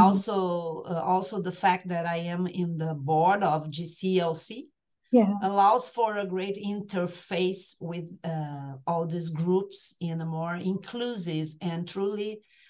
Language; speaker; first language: English; non-native, fluent; Portuguese